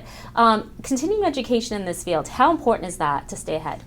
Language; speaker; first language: English; native; English